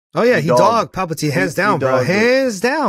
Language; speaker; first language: English; native; English